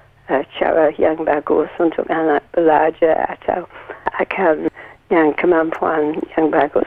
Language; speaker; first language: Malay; non-native, learner; English